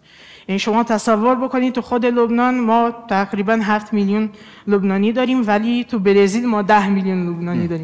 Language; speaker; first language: Persian; non-native, fluent; Portuguese